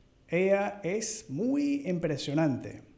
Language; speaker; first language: Spanish; non-native, fluent; English